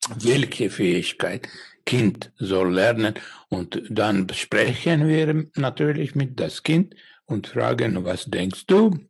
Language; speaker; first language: German; non-native, learner; Finnish